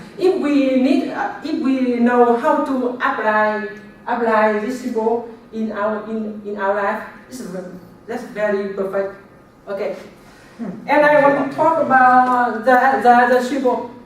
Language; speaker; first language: English; non-native, learner; Vietnamese